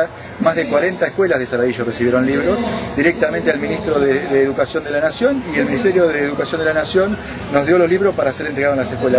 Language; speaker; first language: Spanish; native; Spanish